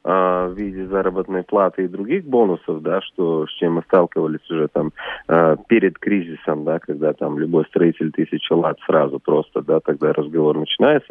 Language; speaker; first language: Russian; native; Russian